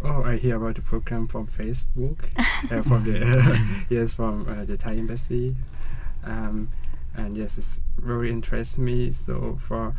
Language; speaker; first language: English; non-native, learner; Thai